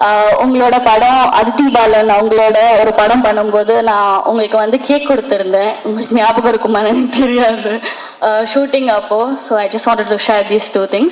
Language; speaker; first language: Tamil; non-native, learner; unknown